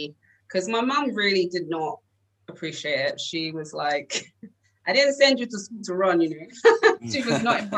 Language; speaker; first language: English; native; English